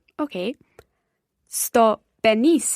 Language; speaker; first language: Italian; non-native, learner; English